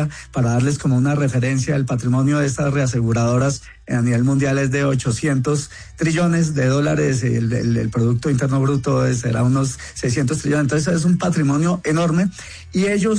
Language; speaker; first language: Spanish; native; Spanish